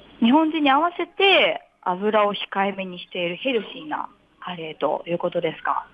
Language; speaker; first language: Japanese; native; Japanese